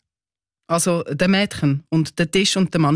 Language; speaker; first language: German; native; German